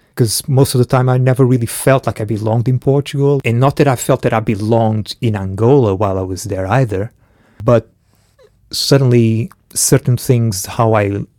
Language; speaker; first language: English; early bilingual, other home language; Portuguese